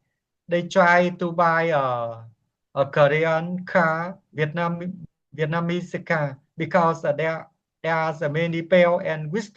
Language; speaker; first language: English; non-native, learner; Vietnamese